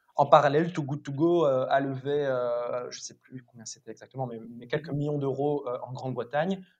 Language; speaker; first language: French; native; French